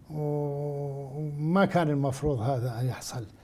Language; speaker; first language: Arabic; native; Arabic